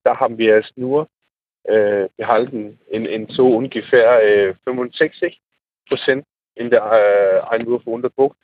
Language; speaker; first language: German; non-native, learner; Danish